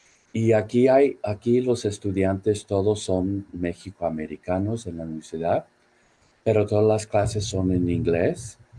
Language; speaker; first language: Spanish; non-native, fluent; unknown